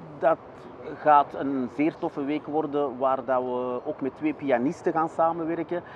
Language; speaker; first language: Dutch; native; Dutch